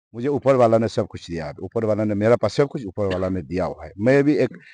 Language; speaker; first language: Hindi; non-native, local second language; Nyishi